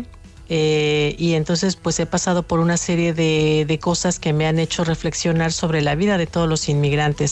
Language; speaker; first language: Spanish; native; Spanish